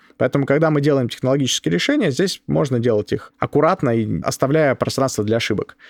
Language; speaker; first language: Russian; native; Russian